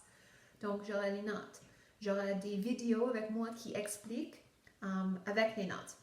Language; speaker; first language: French; non-native, local second language; English